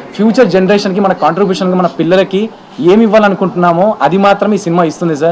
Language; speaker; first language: Telugu; native; Telugu